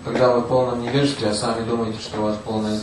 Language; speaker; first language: Russian; native; Russian